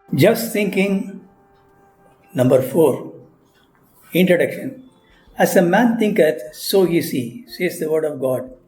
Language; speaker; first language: English; non-native, local second language; Tamil